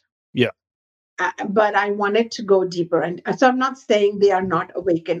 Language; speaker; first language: English; non-native, local second language; Hindi